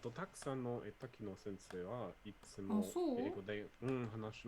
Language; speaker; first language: Japanese; non-native, learner; English